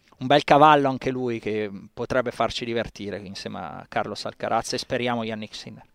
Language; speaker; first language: Italian; native; Italian